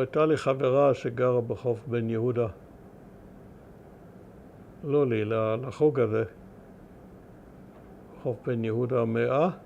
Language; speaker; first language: Hebrew; early bilingual, other home language; German